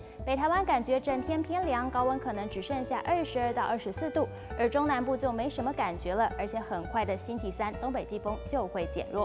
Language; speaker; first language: Chinese; native; Chinese